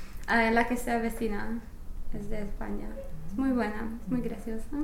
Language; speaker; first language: Spanish; non-native, fluent; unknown